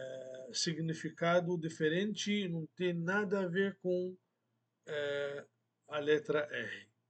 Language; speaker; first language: Portuguese; non-native, fluent; Arabic